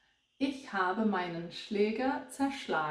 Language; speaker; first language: German; non-native, fluent; English